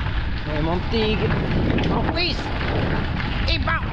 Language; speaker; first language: French; native; French